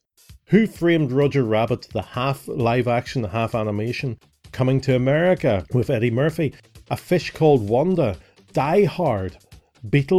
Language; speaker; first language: English; native; English